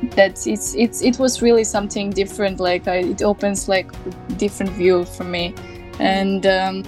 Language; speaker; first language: English; non-native, learner; Macedonian